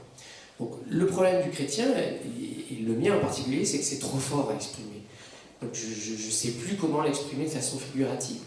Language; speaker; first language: French; native; French